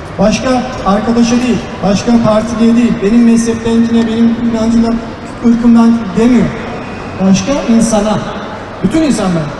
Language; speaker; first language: Turkish; early bilingual, heritage; Turkish